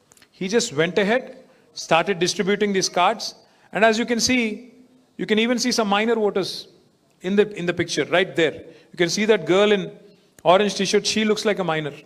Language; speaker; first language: English; non-native, local second language; Telugu